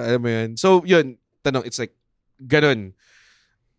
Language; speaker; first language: English; non-native, local second language; Filipino